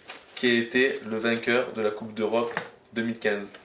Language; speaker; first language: French; native; French